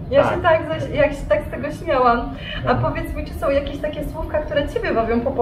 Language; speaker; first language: Polish; native; Polish